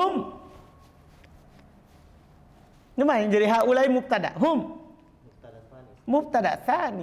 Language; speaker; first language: Indonesian; native; Indonesian